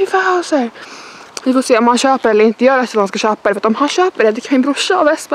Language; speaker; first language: Swedish; native; Swedish